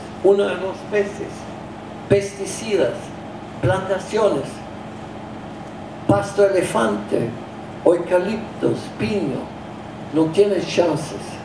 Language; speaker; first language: Spanish; non-native, fluent; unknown